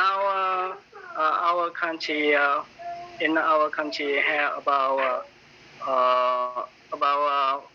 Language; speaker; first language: English; non-native, learner; Vietnamese